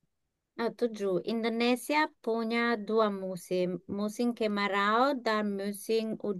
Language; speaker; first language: Indonesian; non-native, learner; English